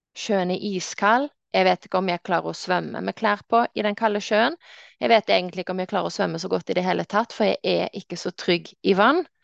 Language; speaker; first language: Norwegian; native; Norwegian